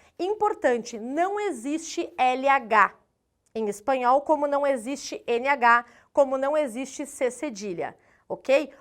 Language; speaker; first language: Portuguese; native; Portuguese